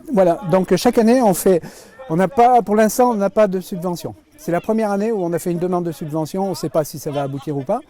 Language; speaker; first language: French; native; French